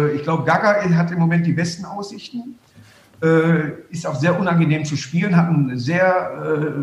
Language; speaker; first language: German; native; German